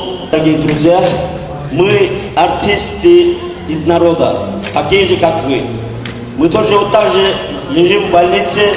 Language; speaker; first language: Russian; non-native, local second language; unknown